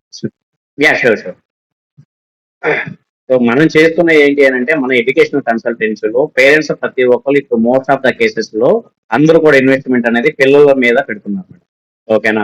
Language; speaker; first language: Telugu; native; Telugu